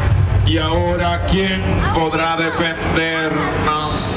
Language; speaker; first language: Spanish; native; Spanish